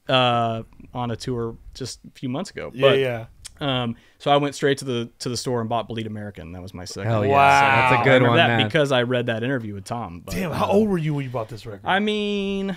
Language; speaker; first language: English; native; English